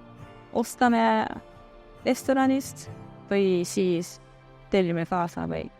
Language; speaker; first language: Estonian; early bilingual, other home language; Japanese